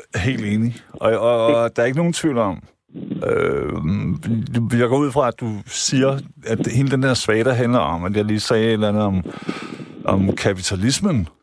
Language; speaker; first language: Danish; native; Danish